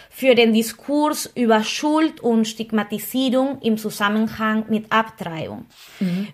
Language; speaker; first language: German; non-native, fluent; Spanish